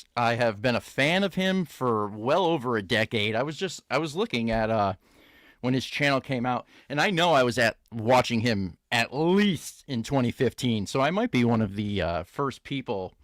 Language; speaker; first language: English; native; English